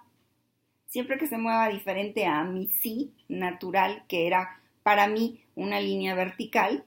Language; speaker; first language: Spanish; native; Spanish